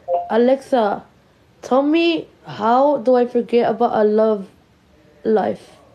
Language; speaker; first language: English; early bilingual, other home language; Spanish